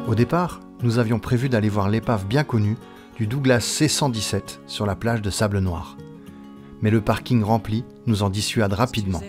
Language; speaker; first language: French; native; French